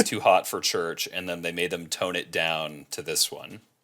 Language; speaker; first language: English; native; English